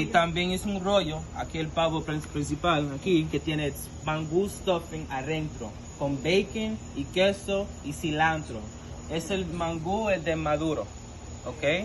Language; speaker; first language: Spanish; early bilingual, heritage; Spanish